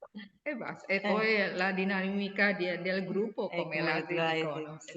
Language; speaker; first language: Italian; non-native, learner; Indonesian